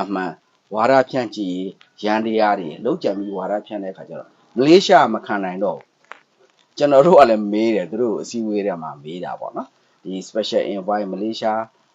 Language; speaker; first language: Burmese; non-native, local second language; Pa'o Karen